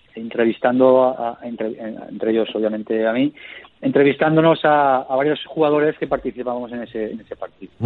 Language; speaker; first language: Spanish; native; Spanish